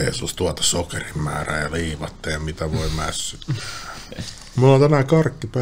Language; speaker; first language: Finnish; native; Finnish